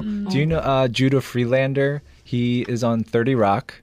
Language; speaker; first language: English; early bilingual, other home language; Korean